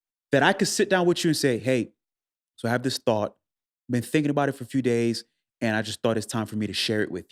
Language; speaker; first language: English; native; English